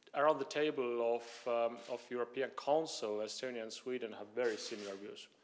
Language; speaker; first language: English; non-native, fluent; Estonian